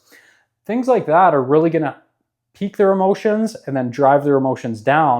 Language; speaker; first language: English; native; English